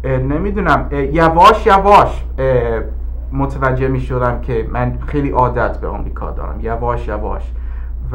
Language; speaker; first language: Persian; early bilingual, heritage; English